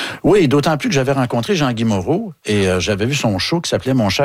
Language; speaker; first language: French; native; French